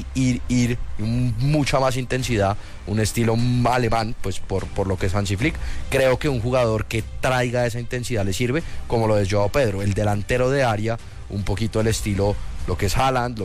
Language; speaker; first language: Spanish; native; Spanish